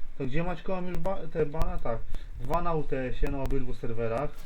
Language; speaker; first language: Polish; native; Polish